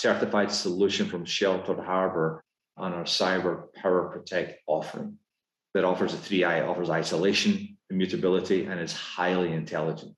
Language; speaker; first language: English; native; English